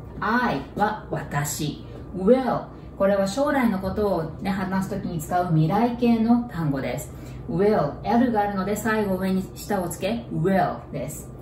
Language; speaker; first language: Japanese; native; Japanese